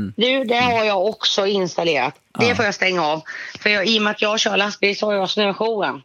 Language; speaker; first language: Swedish; native; Swedish